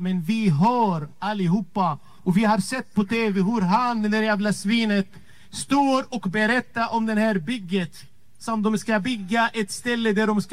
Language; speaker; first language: Swedish; non-native, fluent; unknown